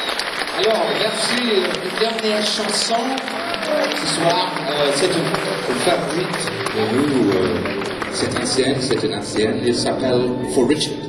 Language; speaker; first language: French; non-native, learner; English